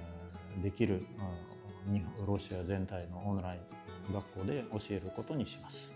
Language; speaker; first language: Japanese; non-native, fluent; Russian